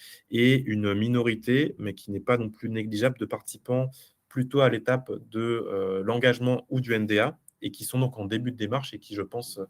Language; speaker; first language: French; native; French